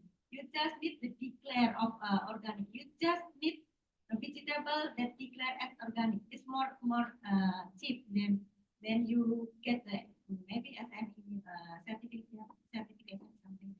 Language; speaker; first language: English; non-native, learner; Indonesian